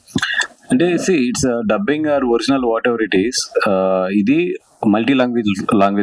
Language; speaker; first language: Telugu; native; Telugu